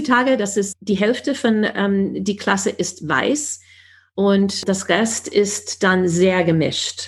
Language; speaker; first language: German; non-native, fluent; English